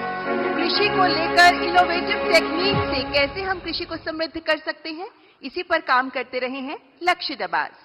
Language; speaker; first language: Hindi; native; Hindi